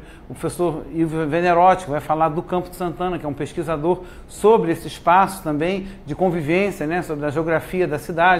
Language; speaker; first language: Portuguese; native; Portuguese